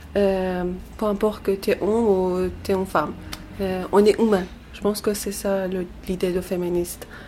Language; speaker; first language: French; non-native, learner; Persian